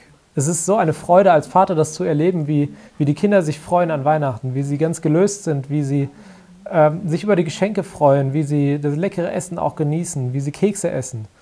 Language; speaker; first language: German; native; German